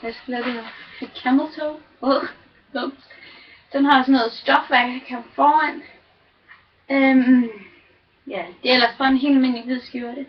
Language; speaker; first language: Danish; native; Danish